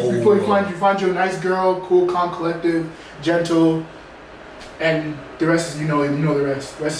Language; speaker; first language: English; native; English